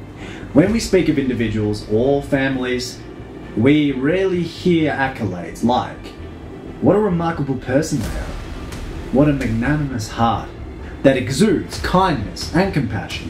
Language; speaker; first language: English; native; English